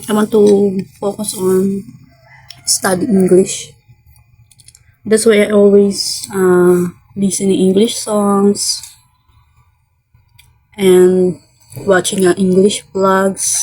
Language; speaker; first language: English; non-native, learner; Filipino